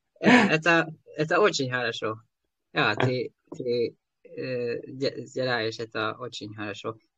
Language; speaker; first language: Russian; non-native, learner; Hungarian